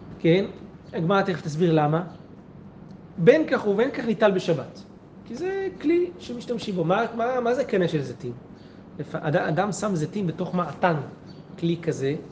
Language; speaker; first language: Hebrew; native; Hebrew